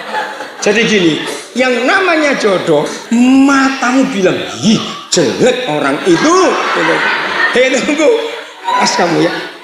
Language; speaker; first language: Indonesian; native; Indonesian